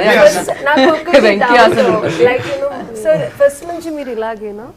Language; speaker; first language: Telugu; non-native, learner; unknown